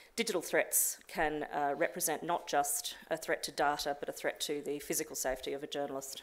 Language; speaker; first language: English; native; English